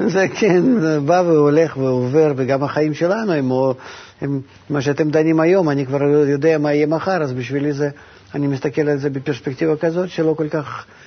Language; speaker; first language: Hebrew; non-native, fluent; Russian